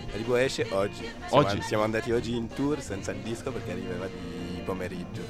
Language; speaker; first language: Italian; non-native, fluent; French